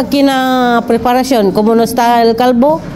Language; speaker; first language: Spanish; non-native, fluent; Filipino